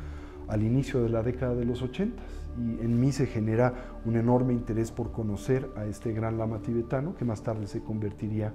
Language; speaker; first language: Spanish; native; Spanish